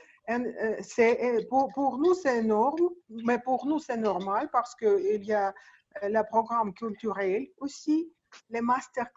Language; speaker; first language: French; non-native, learner; Russian